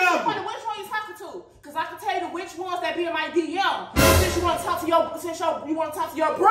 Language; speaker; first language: English; native; English